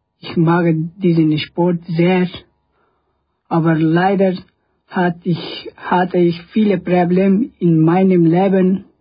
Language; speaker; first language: German; non-native, learner; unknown